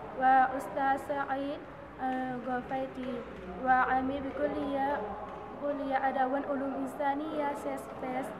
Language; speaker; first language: Arabic; non-native, learner; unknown